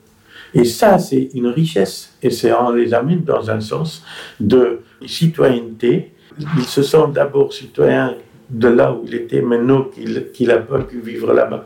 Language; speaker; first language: French; non-native, fluent; Persian